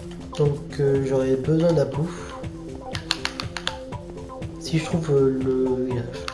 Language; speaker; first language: French; native; French